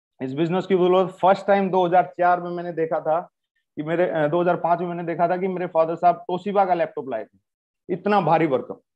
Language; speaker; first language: Hindi; native; Hindi